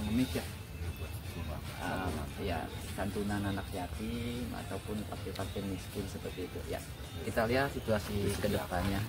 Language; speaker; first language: Indonesian; native; Indonesian